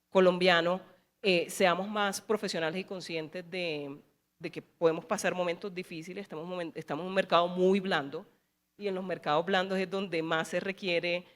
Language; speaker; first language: Spanish; native; Spanish